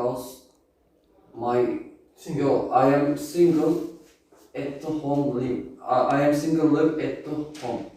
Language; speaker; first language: English; non-native, learner; Turkish